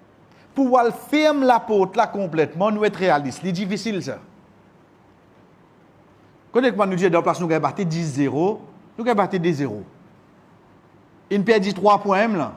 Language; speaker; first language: French; non-native, local second language; Morisyen